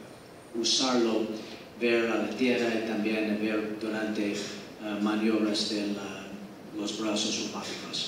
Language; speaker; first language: Spanish; non-native, fluent; English